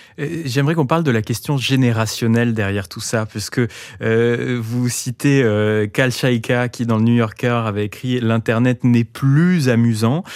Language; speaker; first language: French; native; French